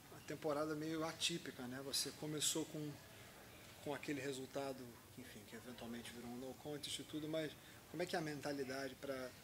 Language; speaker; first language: Portuguese; native; Portuguese